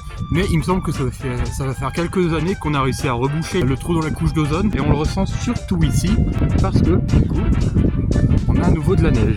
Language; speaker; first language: French; native; French